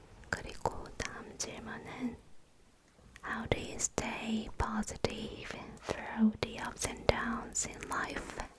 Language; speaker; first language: English; non-native, fluent; Korean